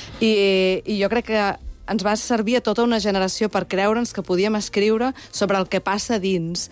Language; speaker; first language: Catalan; native; Catalan